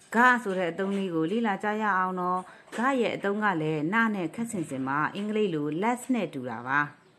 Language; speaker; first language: Burmese; non-native, local second language; Kachin